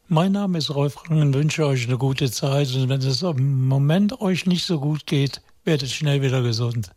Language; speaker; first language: German; native; German